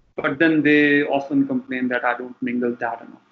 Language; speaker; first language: English; non-native, local second language; Punjabi